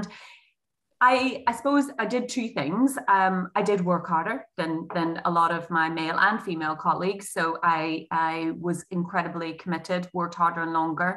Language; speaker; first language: English; native; English